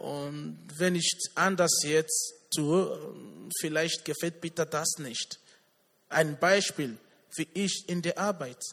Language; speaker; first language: German; non-native, learner; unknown